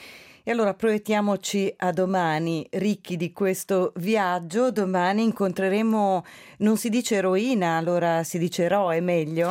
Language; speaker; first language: Italian; native; Italian